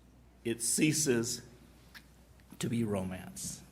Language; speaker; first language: English; native; English